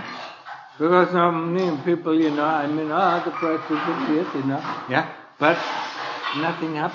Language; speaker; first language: English; non-native, fluent; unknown